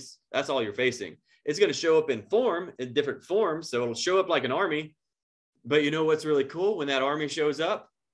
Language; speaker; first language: English; native; English